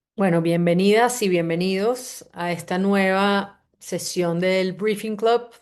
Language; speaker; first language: Spanish; native; Spanish